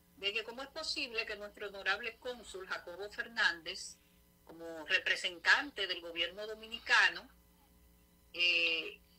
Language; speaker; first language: Spanish; native; Spanish